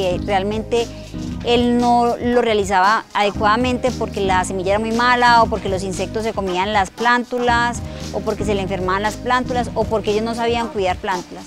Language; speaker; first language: Spanish; native; Spanish